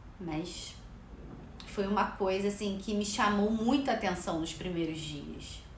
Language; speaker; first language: Portuguese; native; Portuguese